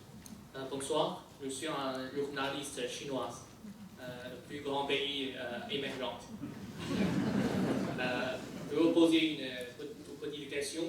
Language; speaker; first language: French; non-native, fluent; Chinese